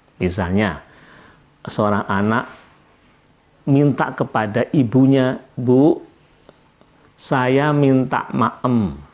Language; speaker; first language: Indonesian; non-native, local second language; Javanese